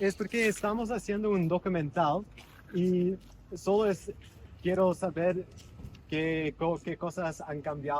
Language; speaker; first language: Spanish; non-native, fluent; English